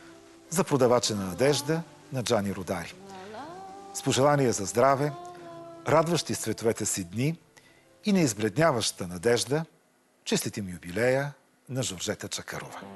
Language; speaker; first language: Bulgarian; native; Bulgarian